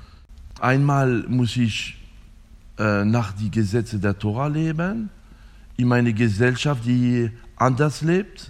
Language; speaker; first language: German; non-native, fluent; French